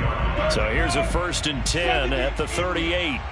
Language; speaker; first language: English; native; English